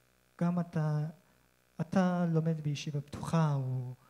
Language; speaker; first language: Hebrew; non-native, learner; Korean